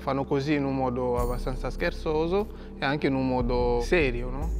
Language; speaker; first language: Italian; non-native, fluent; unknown